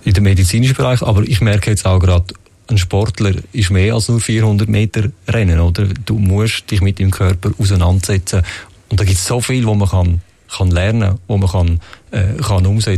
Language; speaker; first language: German; native; German